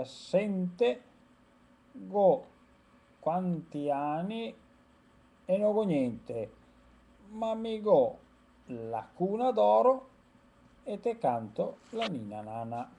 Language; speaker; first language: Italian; native; Italian